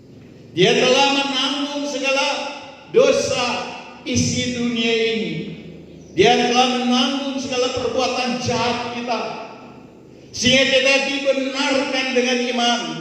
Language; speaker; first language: Malay; native; Malay